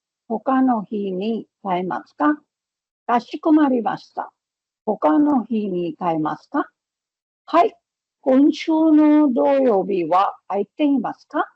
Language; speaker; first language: Japanese; non-native, fluent; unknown